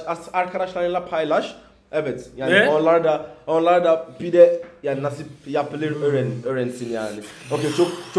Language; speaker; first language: Turkish; non-native, learner; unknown